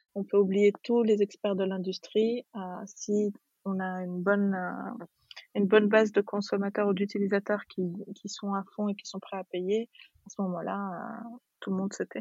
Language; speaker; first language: French; non-native, local second language; Arabic